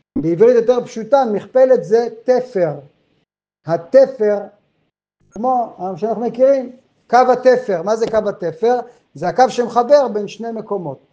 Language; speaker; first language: Hebrew; non-native, fluent; French